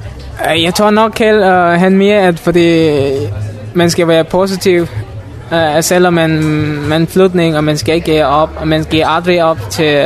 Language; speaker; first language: Danish; non-native, learner; Mon